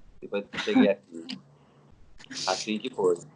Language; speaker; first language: Portuguese; non-native, learner; Telugu